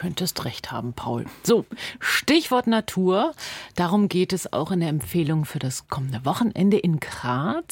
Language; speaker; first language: German; native; German